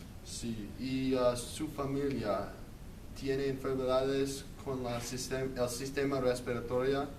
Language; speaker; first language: Spanish; non-native, learner; English